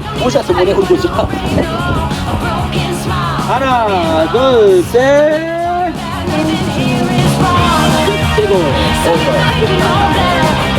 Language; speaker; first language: Korean; non-native, learner; Arabic